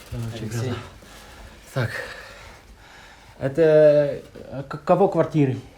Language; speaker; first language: Russian; non-native, fluent; Dutch